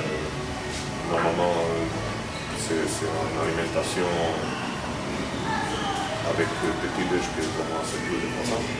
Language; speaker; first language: French; non-native, fluent; Croatian